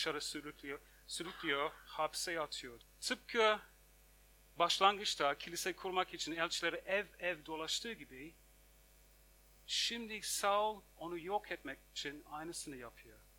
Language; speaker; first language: Turkish; non-native, fluent; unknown